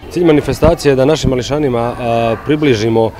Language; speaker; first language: Serbian; native; Serbian